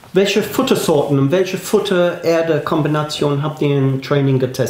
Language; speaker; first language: German; non-native, fluent; English